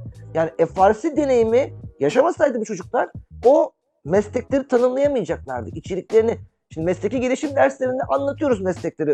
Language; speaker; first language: Turkish; native; Turkish